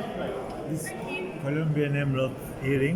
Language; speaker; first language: English; non-native, fluent; Turkish